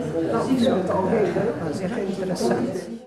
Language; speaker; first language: Dutch; non-native, fluent; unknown